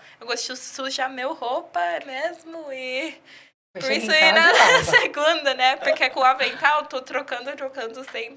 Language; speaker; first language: Portuguese; early bilingual, heritage; English